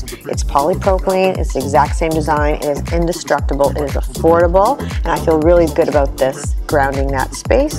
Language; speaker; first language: English; native; English